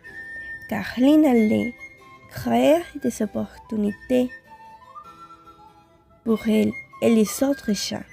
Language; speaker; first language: French; non-native, fluent; Spanish